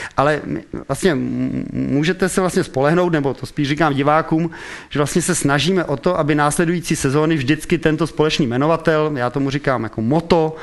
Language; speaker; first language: Czech; native; Czech